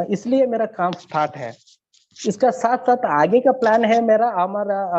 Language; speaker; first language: Hindi; non-native, learner; Kannada